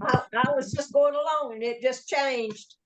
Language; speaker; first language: English; native; English